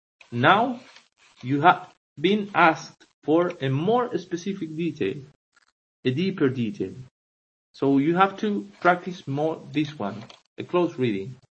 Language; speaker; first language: English; non-native, fluent; Spanish